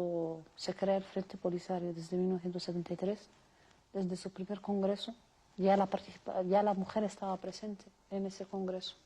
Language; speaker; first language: Spanish; non-native, local second language; Arabic